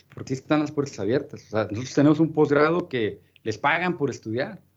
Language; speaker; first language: Spanish; native; Spanish